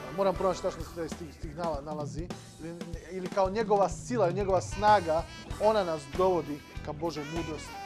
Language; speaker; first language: Serbian; non-native, local second language; Slovak